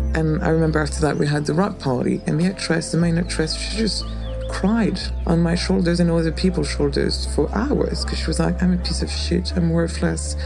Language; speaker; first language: English; non-native, fluent; French